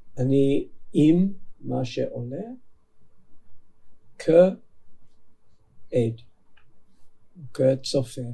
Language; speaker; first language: Hebrew; non-native, fluent; English